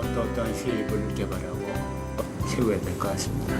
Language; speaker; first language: Korean; native; Korean